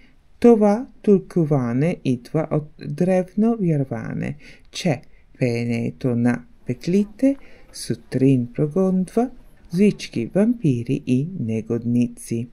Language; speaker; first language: Bulgarian; non-native, learner; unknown